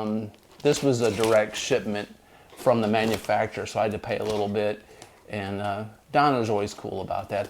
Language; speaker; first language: English; native; English